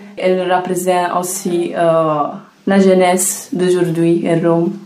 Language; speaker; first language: French; non-native, fluent; Italian